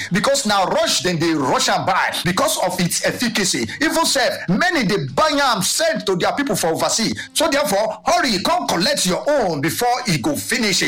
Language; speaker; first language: Nigerian Pidgin; non-native, local second language; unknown